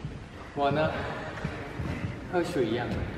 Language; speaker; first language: Chinese; non-native, learner; Thai